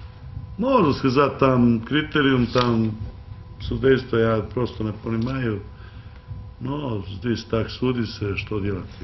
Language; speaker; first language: Russian; non-native, learner; Serbian